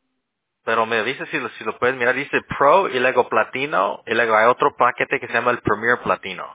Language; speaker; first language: Spanish; early bilingual, heritage; Spanish